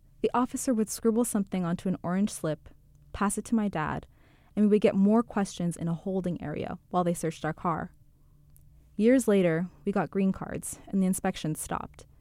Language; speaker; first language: English; early bilingual, other home language; Rundi